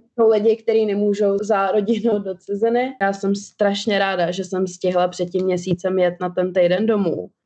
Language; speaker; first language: Czech; non-native, local second language; Albanian